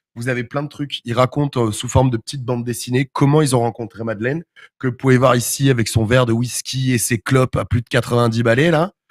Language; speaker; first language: French; native; French